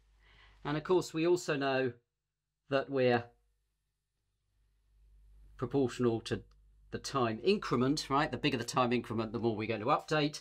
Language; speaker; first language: English; native; English